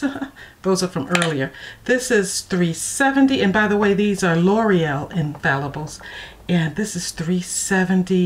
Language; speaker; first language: English; native; English